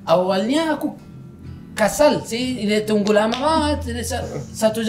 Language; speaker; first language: Indonesian; non-native, learner; Arabic